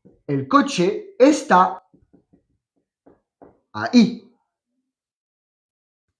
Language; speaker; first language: Spanish; non-native, fluent; French